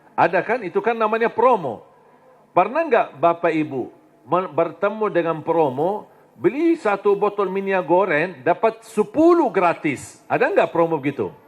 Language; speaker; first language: Indonesian; non-native, fluent; Arabic